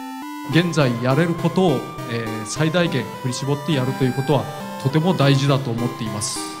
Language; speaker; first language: Japanese; native; Japanese